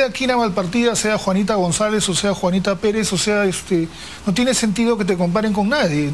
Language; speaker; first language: Spanish; native; Spanish